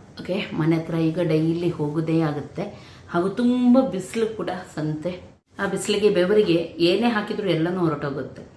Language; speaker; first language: Kannada; native; Kannada